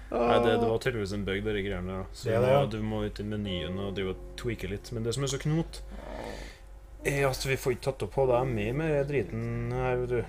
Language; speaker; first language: Norwegian; native; Norwegian